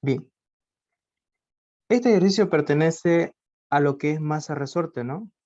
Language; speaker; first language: Spanish; native; Spanish